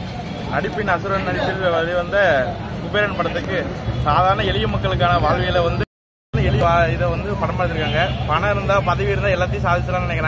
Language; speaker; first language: Tamil; native; Tamil